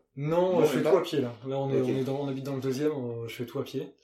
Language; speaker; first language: French; native; French